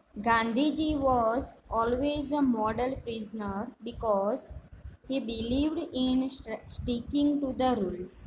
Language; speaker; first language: English; non-native, local second language; Gujarati